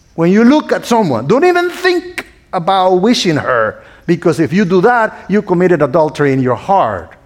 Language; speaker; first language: English; non-native, fluent; Spanish